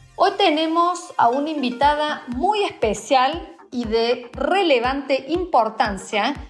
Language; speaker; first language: Spanish; native; Spanish